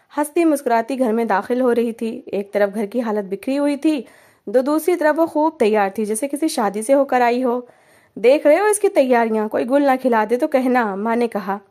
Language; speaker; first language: Hindi; native; Hindi